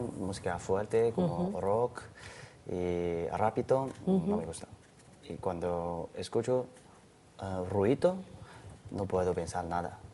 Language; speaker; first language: Spanish; non-native, learner; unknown